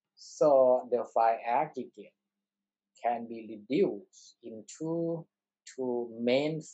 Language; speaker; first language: English; non-native, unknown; Thai